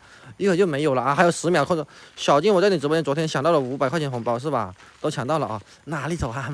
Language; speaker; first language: Chinese; native; Chinese